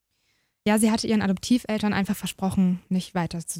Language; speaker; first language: German; native; German